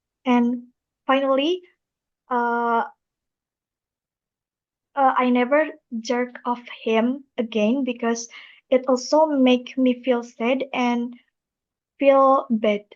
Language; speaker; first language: English; non-native, learner; Indonesian